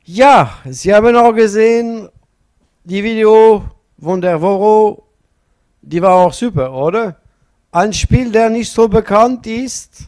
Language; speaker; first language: German; non-native, learner; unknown